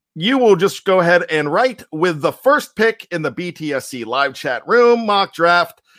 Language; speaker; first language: English; native; English